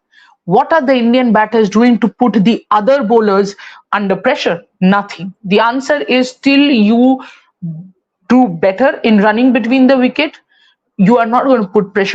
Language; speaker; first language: English; non-native, local second language; Hindi